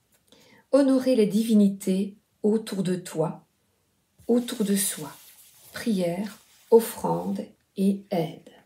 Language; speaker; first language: French; native; French